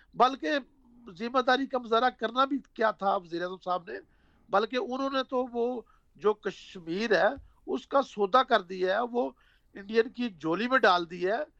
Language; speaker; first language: Urdu; non-native, local second language; Punjabi